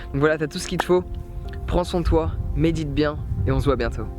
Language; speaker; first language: French; native; French